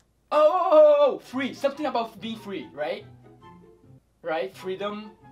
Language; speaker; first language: English; non-native, fluent; Portuguese